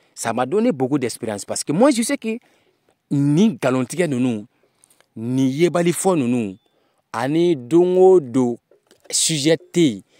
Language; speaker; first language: French; non-native, local second language; Bambara